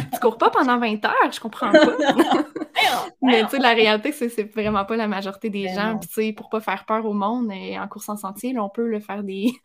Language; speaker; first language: French; native; French